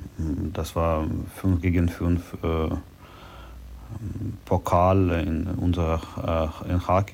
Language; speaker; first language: German; non-native, learner; Ukrainian